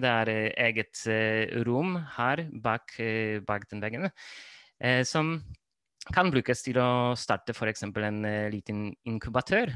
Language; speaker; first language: Norwegian; non-native, fluent; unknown